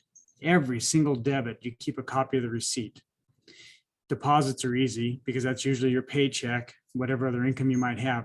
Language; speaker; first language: English; native; English